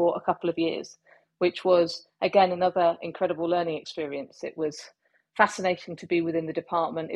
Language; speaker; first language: English; native; English